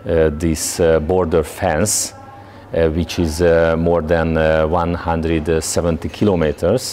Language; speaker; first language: English; non-native, learner; Hungarian